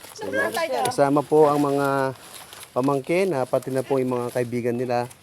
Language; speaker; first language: Filipino; non-native, local second language; Pampanga